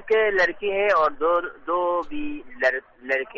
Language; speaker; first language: Hindi; non-native, learner; Hausa